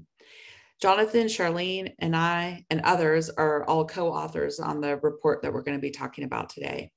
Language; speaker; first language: English; native; English